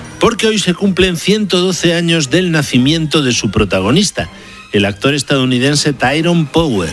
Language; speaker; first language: Spanish; native; Spanish